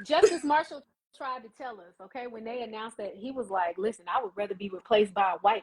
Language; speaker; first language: English; native; English